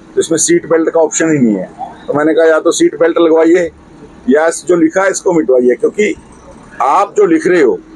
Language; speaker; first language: Hindi; native; Hindi